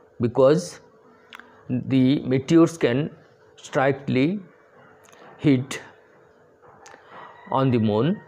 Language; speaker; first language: English; non-native, local second language; Bangla